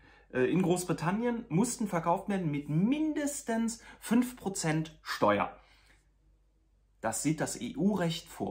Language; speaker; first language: German; native; German